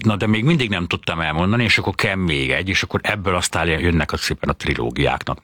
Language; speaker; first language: Hungarian; native; Hungarian